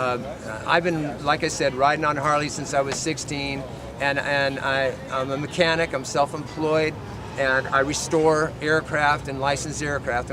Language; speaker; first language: English; native; English